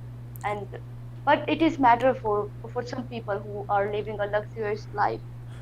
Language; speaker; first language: English; non-native, learner; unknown